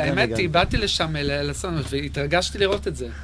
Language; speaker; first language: Hebrew; native; Hebrew